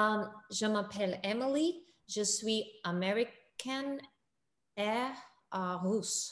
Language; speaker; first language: French; non-native, learner; Russian